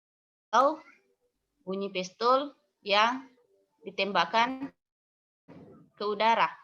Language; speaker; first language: Indonesian; non-native, local second language; Buginese